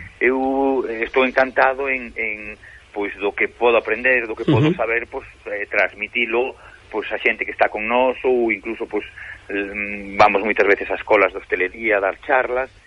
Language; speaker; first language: Galician; native; Galician